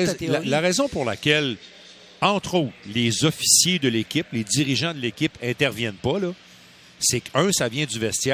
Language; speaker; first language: French; native; French